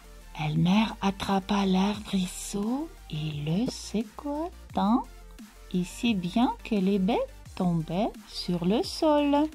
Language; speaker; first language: French; non-native, fluent; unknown